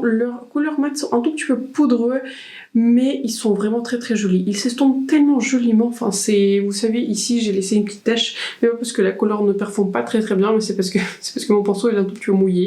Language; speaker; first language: French; native; French